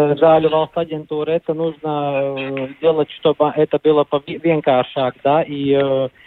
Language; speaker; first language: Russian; non-native, local second language; Latvian